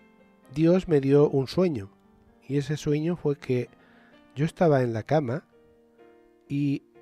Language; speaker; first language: Spanish; native; Spanish